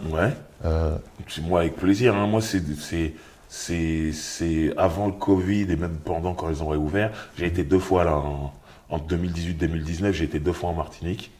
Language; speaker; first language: French; native; French